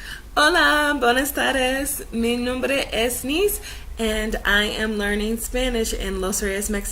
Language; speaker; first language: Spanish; non-native, learner; English